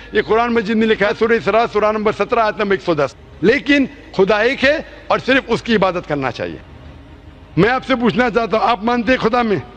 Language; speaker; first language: Urdu; non-native, local second language; Konkani